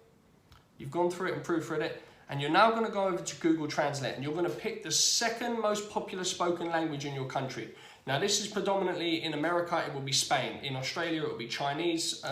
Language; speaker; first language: English; native; English